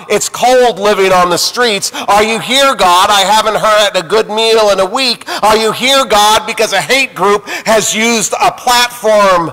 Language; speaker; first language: English; native; English